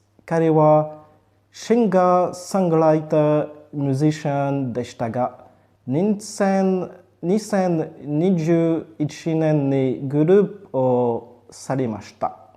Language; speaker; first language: Japanese; non-native, learner; French